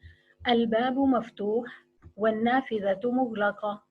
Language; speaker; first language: Arabic; non-native, fluent; Urdu